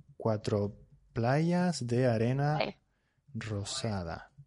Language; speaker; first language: Spanish; native; Spanish